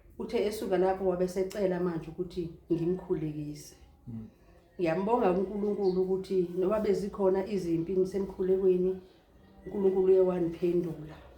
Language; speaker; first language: Zulu; non-native, local second language; Xhosa